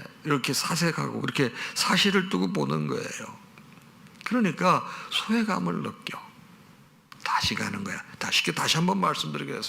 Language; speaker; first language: Korean; native; Korean